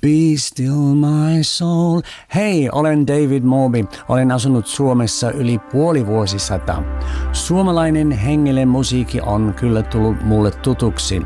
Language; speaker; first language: Finnish; non-native, fluent; English